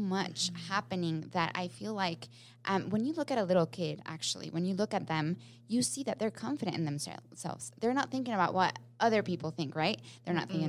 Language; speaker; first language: English; non-native, fluent; Spanish